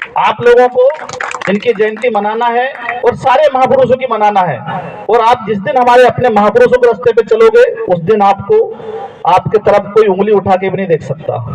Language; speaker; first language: Hindi; native; Hindi